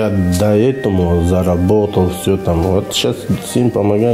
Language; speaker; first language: Russian; non-native, learner; Uzbek